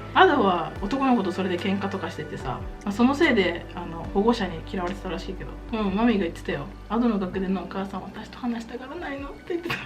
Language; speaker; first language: Japanese; native; Japanese